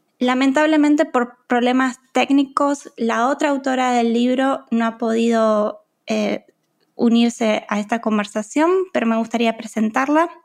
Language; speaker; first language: Spanish; native; Spanish